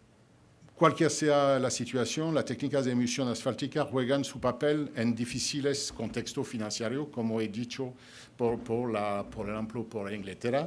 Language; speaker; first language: Spanish; non-native, fluent; French